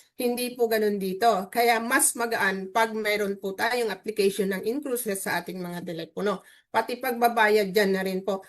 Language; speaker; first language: Filipino; native; Filipino